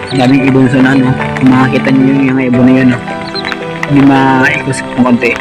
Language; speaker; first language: Filipino; non-native, local second language; Bikol